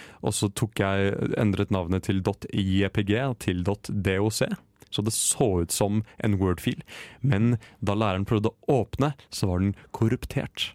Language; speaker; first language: Norwegian; native; Norwegian